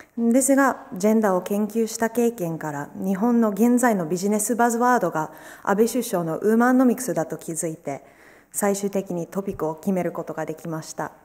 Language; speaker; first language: Japanese; non-native, fluent; English